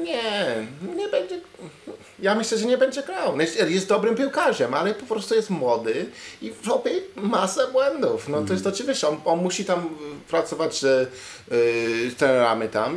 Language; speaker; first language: Polish; non-native, learner; English